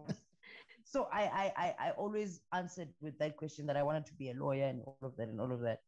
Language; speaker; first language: English; non-native, local second language; Xhosa